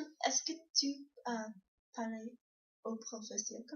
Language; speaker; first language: French; non-native, learner; English